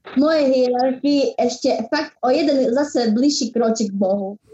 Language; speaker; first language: Slovak; native; Slovak